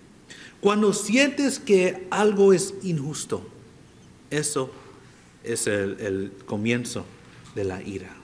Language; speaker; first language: Spanish; non-native, fluent; English